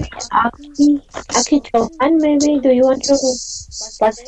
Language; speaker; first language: English; non-native, fluent; Spanish